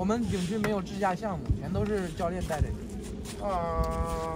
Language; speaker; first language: Chinese; native; Chinese